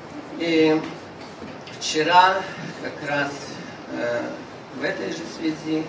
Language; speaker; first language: Russian; native; Russian